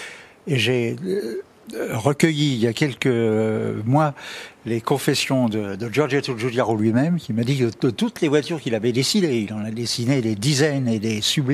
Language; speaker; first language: French; native; French